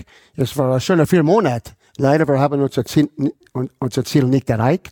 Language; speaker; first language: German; non-native, fluent; English